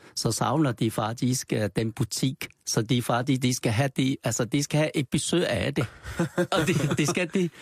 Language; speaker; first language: Danish; non-native, fluent; Chinese